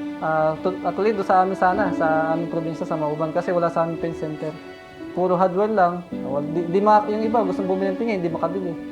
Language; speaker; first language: Filipino; native; Filipino